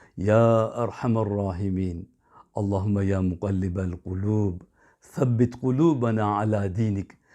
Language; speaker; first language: Arabic; non-native, fluent; Turkish